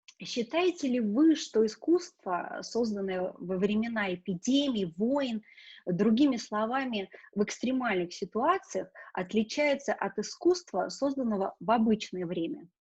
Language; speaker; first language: Russian; native; Russian